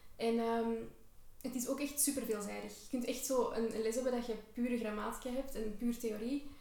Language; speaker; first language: Dutch; early bilingual, other home language; Albanian